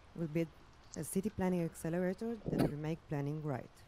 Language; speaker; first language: English; non-native, fluent; Hebrew